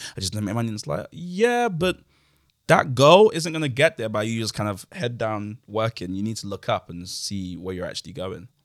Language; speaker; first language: English; native; English